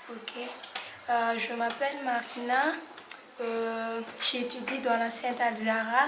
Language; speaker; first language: French; non-native, learner; Malagasy